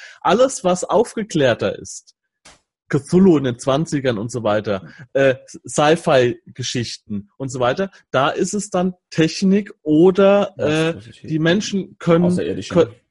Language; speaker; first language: German; native; German